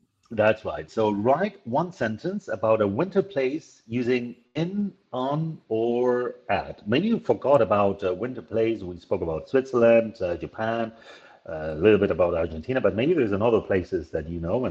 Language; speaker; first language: English; non-native, fluent; Spanish